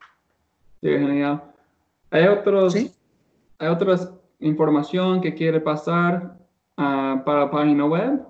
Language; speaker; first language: Spanish; non-native, learner; English